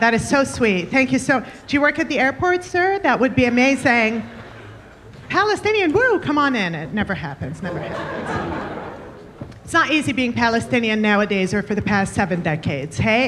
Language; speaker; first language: English; early bilingual, other home language; French